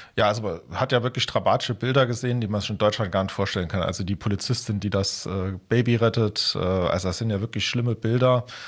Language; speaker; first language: German; native; German